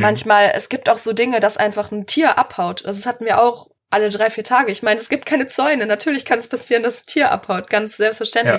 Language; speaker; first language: German; native; German